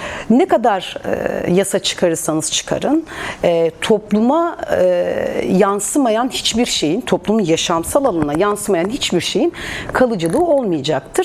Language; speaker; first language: Turkish; native; Turkish